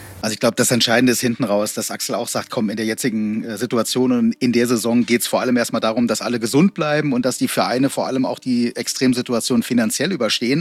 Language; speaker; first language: German; native; German